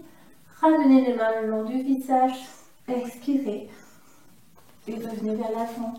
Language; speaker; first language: French; native; French